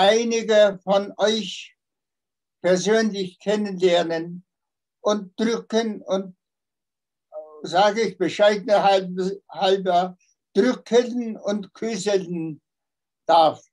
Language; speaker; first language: German; non-native, fluent; Tuvinian